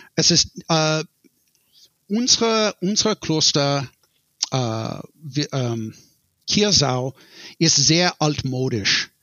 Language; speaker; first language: German; non-native, learner; English